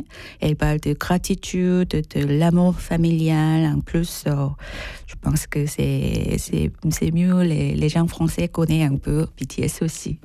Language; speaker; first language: French; non-native, fluent; Korean